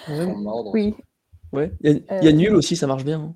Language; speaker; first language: French; native; French